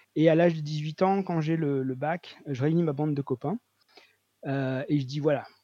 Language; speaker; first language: French; native; French